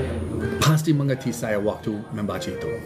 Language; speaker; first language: Indonesian; non-native, learner; English